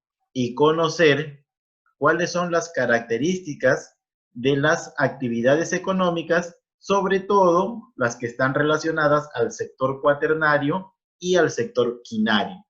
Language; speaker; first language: Spanish; native; Spanish